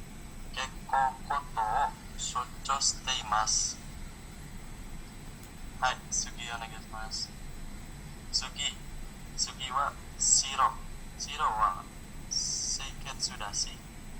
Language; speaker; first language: Japanese; non-native, learner; Indonesian